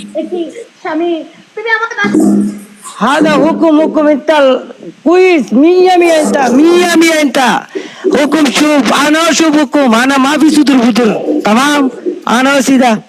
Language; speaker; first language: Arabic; non-native, learner; Bangla